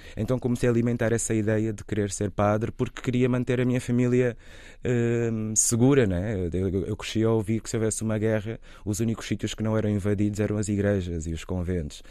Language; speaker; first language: Portuguese; native; Portuguese